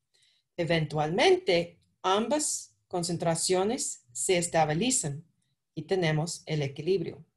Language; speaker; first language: Spanish; non-native, fluent; English